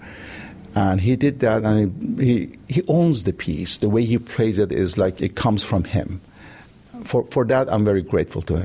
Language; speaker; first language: English; non-native, fluent; Persian